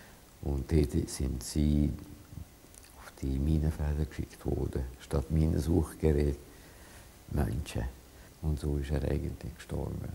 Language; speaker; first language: German; non-native, fluent; Hungarian